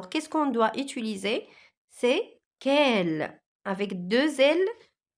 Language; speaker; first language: French; non-native, local second language; Arabic